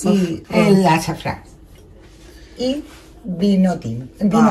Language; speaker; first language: Spanish; native; Spanish